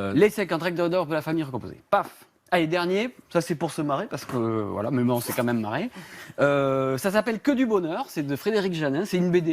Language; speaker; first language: French; native; French